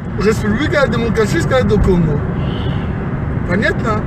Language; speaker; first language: Russian; non-native, learner; Lingala